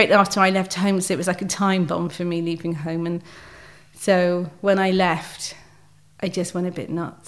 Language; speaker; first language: English; native; English